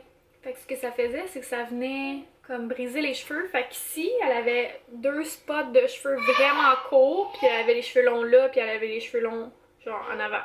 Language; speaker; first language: French; native; French